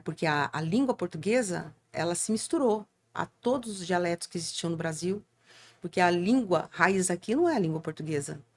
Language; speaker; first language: Portuguese; native; Portuguese